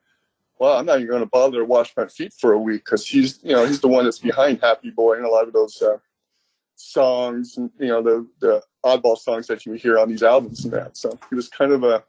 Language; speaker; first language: English; native; English